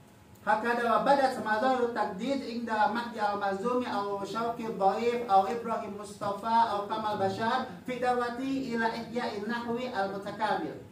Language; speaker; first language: Arabic; non-native, fluent; Indonesian